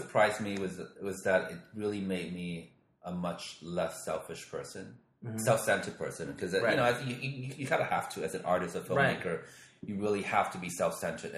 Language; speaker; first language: English; non-native, local second language; Cantonese